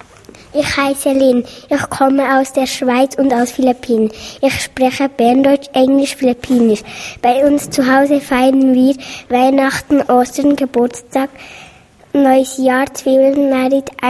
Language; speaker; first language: German; early bilingual, other home language; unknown